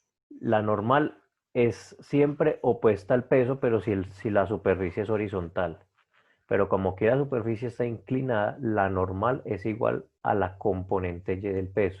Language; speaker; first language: Spanish; native; Spanish